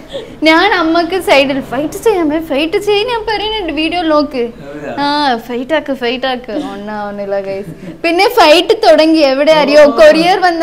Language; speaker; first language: Malayalam; non-native, learner; Tamil